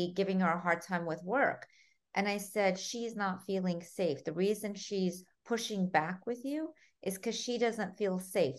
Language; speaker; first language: English; early bilingual, other home language; Armenian